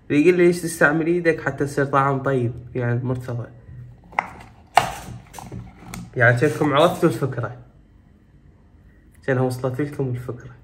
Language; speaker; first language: Arabic; native; Arabic